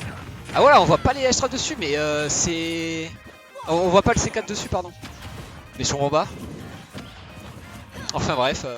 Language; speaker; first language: French; native; French